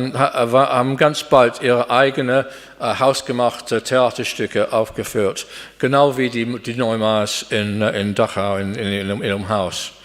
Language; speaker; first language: German; non-native, fluent; English